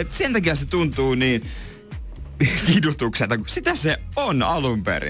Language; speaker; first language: Finnish; native; Finnish